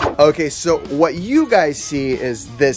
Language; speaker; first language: English; native; English